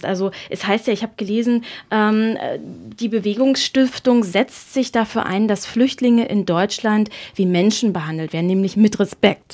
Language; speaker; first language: German; native; German